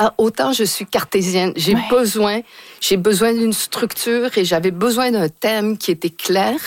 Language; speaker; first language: French; native; French